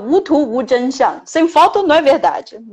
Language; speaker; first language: Portuguese; non-native, fluent; Chinese